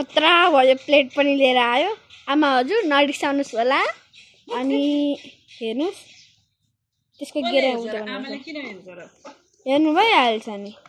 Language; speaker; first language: Nepali; native; Nepali